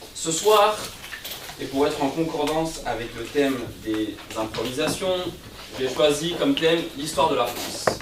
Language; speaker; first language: French; native; French